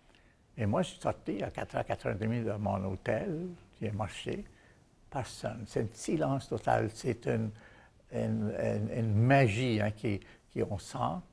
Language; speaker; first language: French; non-native, fluent; Bangla